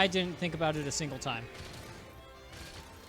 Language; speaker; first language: English; native; English